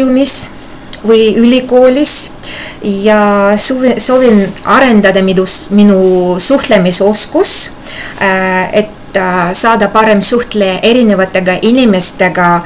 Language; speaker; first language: Estonian; non-native, local second language; Russian